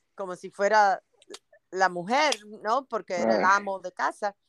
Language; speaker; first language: Spanish; native; Spanish